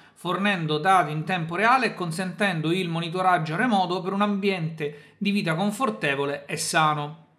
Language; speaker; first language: Italian; native; Italian